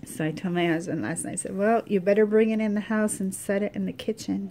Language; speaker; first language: English; native; English